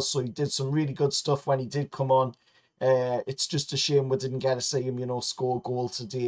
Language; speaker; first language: English; native; English